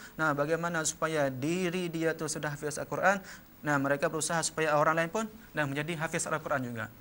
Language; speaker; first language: Malay; non-native, local second language; Achinese